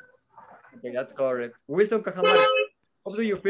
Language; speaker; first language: English; non-native, learner; Spanish